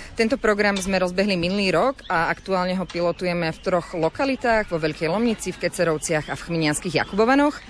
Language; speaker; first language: Slovak; native; Slovak